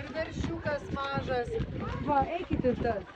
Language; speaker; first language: Lithuanian; native; Lithuanian